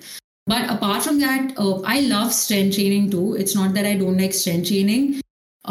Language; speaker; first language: English; non-native, local second language; Hindi